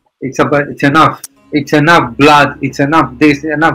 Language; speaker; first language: English; non-native, fluent; Hebrew